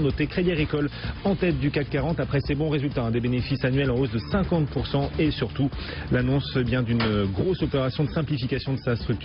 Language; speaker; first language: French; native; French